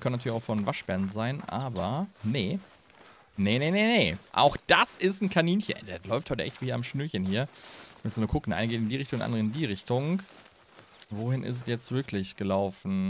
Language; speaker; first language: German; native; German